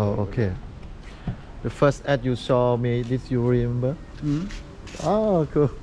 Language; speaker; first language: English; non-native, learner; Lao